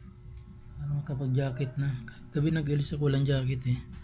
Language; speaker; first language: Filipino; non-native, local second language; Bikol